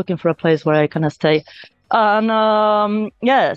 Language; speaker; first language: English; non-native, fluent; Spanish